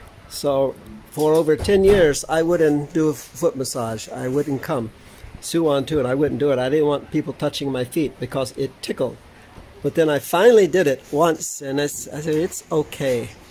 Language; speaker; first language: English; native; English